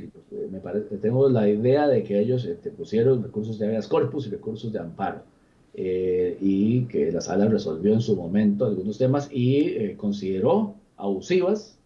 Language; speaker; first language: Spanish; native; Spanish